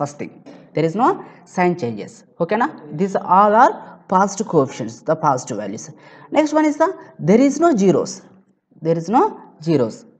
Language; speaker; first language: English; non-native, local second language; Telugu